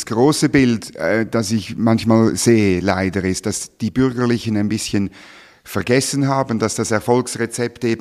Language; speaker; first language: German; native; German